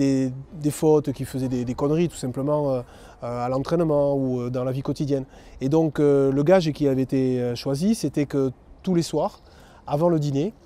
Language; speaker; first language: French; native; French